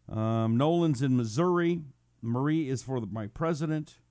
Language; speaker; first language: English; native; English